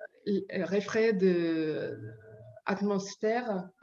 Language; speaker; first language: French; non-native, learner; Ukrainian